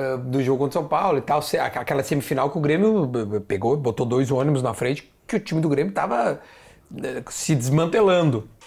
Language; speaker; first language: Portuguese; native; Portuguese